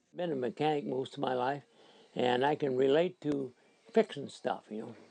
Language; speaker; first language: English; native; English